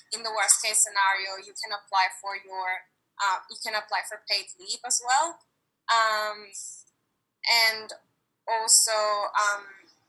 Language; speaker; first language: English; non-native, fluent; Spanish